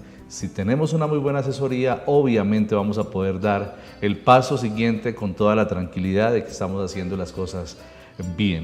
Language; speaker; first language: Spanish; native; Spanish